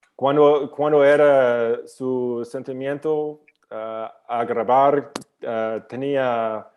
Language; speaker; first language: Spanish; non-native, learner; English